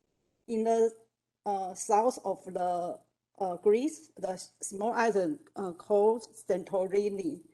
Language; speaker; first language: English; non-native, learner; Chinese